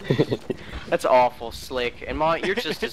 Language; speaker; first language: English; native; English